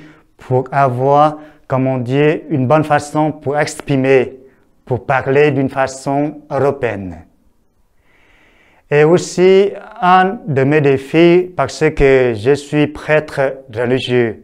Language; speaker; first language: French; non-native, fluent; Vietnamese